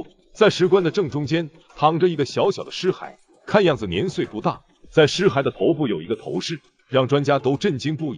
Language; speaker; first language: Chinese; native; Chinese